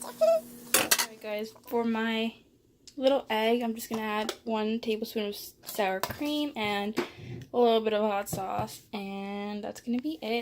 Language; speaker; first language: English; native; English